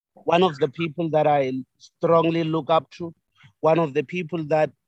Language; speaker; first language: English; non-native, local second language; Venda